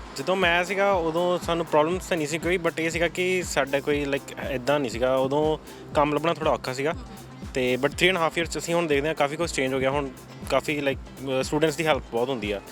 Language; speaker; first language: Punjabi; native; Punjabi